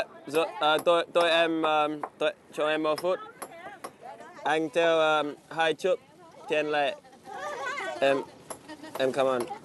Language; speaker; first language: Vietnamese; non-native, learner; English